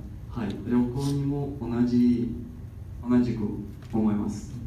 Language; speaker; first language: Japanese; non-native, learner; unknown